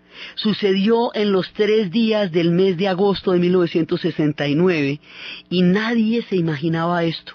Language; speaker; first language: Spanish; native; Spanish